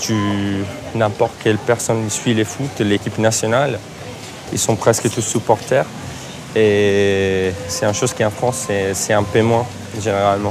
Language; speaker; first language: French; non-native, fluent; Italian